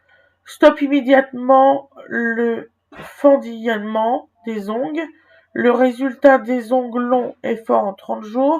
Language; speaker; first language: French; native; French